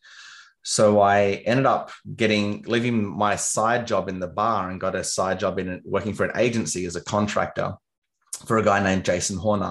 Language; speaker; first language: English; native; English